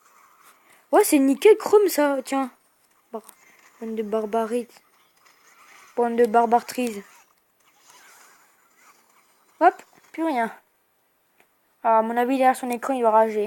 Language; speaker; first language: French; native; French